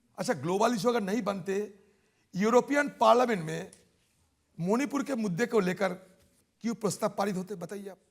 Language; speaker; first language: Hindi; non-native, local second language; Bangla